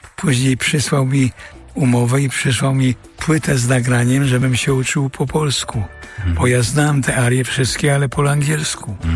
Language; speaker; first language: Polish; early bilingual, heritage; Polish